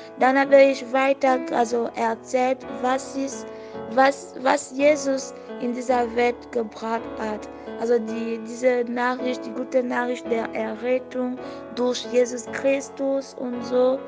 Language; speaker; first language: German; non-native, fluent; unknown